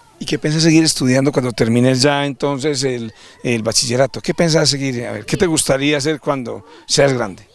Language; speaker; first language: Spanish; native; Spanish